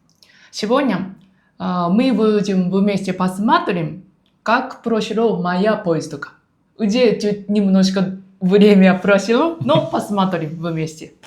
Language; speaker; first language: Russian; non-native, learner; Japanese